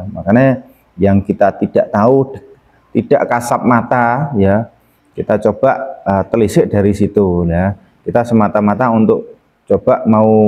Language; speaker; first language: Indonesian; native; Indonesian